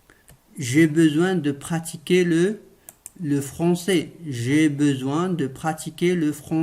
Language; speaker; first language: French; non-native, local second language; Arabic